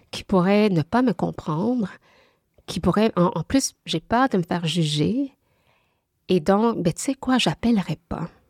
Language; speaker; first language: French; early bilingual, other home language; Vietnamese